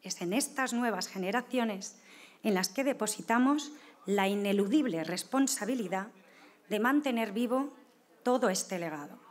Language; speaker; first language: Spanish; native; Spanish